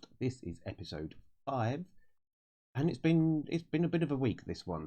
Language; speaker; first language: English; native; English